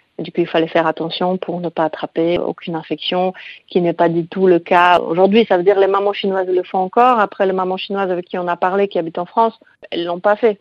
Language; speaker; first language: French; non-native, fluent; Polish